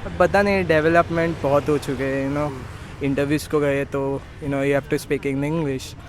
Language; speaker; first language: Hindi; native; Hindi